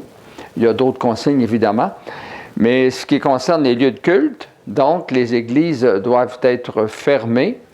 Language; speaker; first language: French; native; French